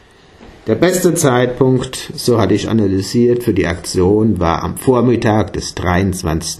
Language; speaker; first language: German; native; German